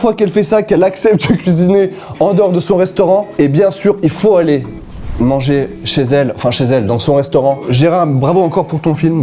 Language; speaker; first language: French; native; French